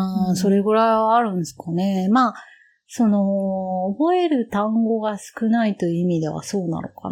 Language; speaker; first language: Japanese; native; Japanese